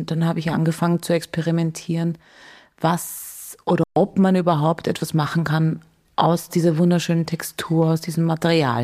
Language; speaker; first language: German; native; German